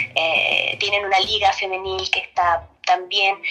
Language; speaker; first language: Spanish; native; Spanish